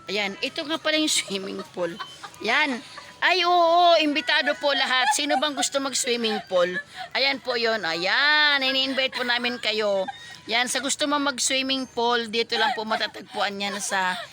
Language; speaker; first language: Filipino; non-native, local second language; Masbatenyo